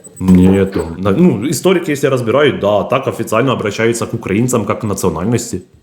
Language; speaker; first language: Russian; native; Russian